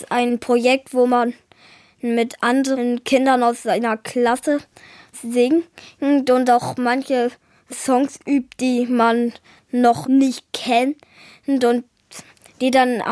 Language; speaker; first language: German; native; German